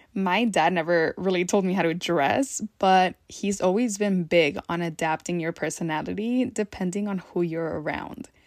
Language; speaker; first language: English; early bilingual, other home language; Spanish